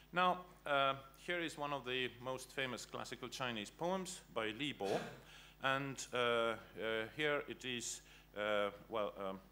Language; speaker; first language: English; non-native, fluent; Estonian